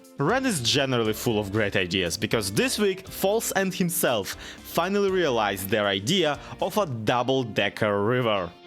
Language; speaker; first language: English; native; English